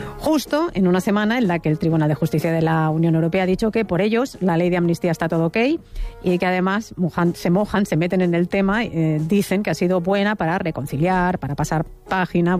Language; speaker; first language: Spanish; native; Spanish